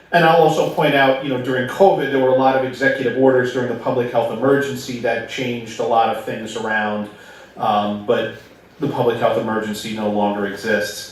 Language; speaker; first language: English; native; English